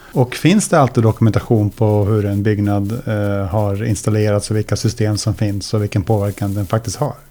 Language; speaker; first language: Swedish; native; Swedish